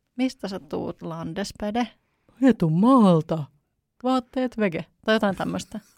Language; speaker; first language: Finnish; native; Finnish